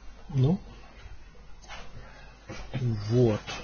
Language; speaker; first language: Russian; native; Russian